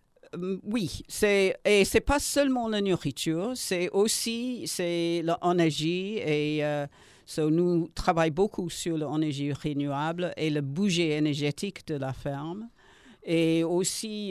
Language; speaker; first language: French; non-native, learner; English